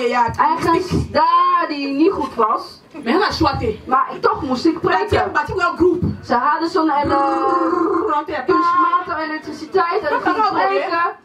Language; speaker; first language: Dutch; non-native, fluent; Lingala